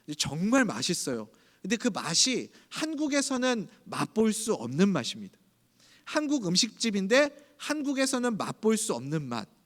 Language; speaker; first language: Korean; native; Korean